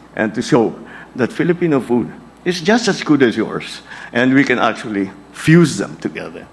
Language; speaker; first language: English; non-native, local second language; Filipino